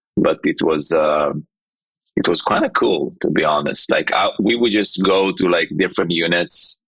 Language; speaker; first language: English; non-native, fluent; Hebrew